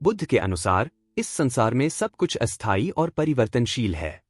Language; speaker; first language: Hindi; native; Hindi